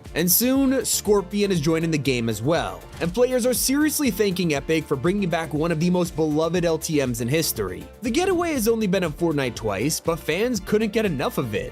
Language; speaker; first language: English; native; English